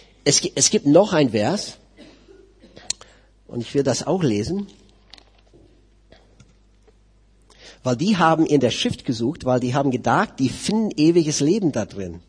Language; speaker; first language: German; non-native, fluent; English